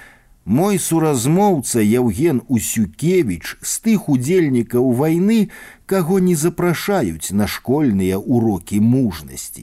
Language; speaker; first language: Belarusian; native; Belarusian